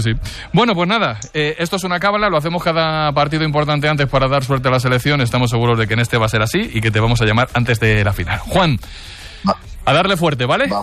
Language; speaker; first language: Spanish; native; Spanish